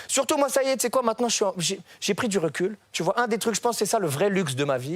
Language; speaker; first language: French; native; French